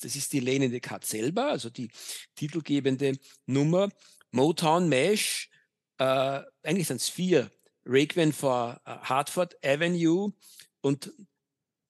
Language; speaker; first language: German; native; German